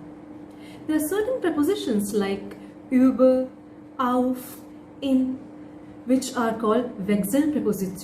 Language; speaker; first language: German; non-native, fluent; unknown